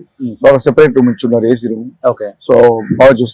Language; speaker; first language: Telugu; non-native, local second language; Tamil